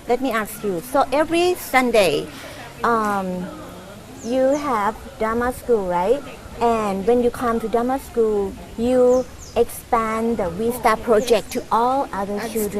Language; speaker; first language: English; non-native, learner; Thai